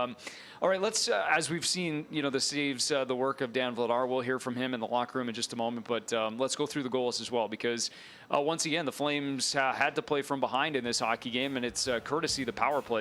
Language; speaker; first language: English; native; English